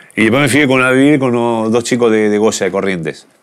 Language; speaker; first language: Spanish; native; Spanish